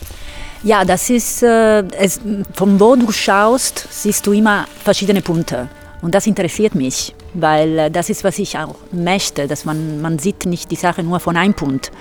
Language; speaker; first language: German; non-native, fluent; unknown